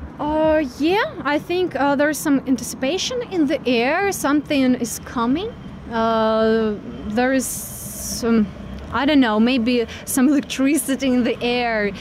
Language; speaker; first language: English; non-native, fluent; Russian